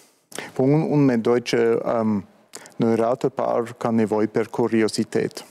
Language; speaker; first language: Albanian; non-native, fluent; German